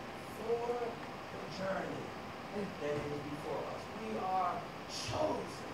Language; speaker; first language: English; native; English